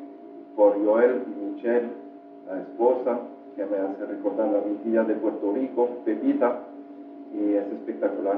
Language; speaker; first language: Spanish; non-native, fluent; French